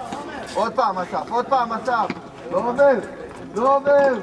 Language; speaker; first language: Hebrew; native; Hebrew